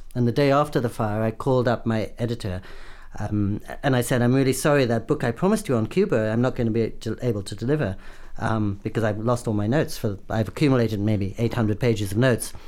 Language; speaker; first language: English; native; English